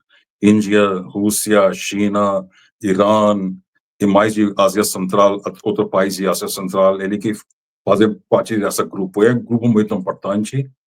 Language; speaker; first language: Portuguese; non-native, fluent; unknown